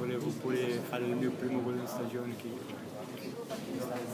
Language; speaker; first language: Italian; non-native, fluent; Portuguese